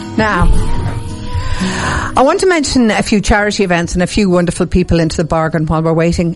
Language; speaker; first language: English; native; English